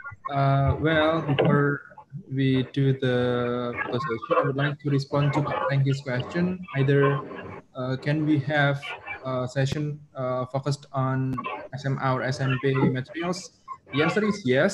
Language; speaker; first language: English; non-native, fluent; Javanese